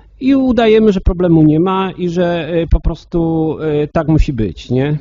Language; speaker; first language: Polish; native; Polish